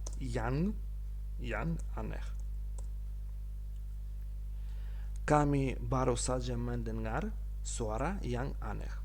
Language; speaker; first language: Indonesian; non-native, fluent; Ukrainian